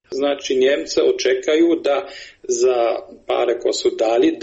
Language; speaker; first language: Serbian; non-native, learner; German